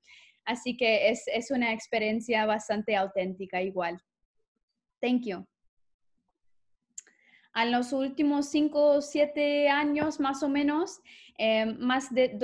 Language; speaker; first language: Spanish; non-native, fluent; English